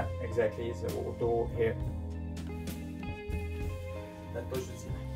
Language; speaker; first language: English; non-native, learner; French